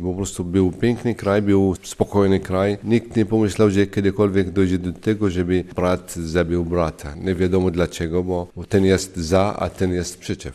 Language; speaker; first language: Polish; non-native, fluent; Arabic